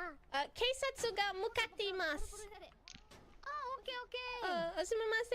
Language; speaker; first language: Japanese; non-native, learner; English